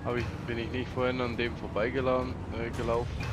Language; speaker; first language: German; native; German